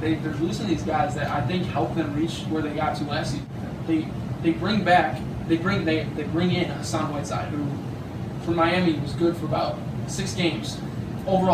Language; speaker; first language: English; native; English